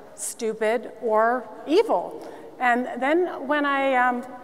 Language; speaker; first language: English; native; English